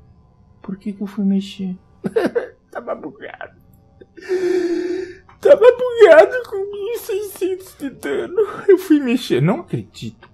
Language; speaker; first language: Portuguese; native; Portuguese